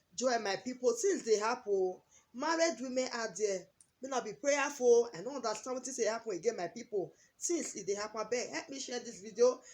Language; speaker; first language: Nigerian Pidgin; native; Nigerian Pidgin